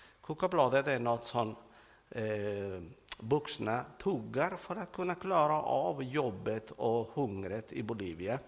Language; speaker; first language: Swedish; non-native, fluent; Spanish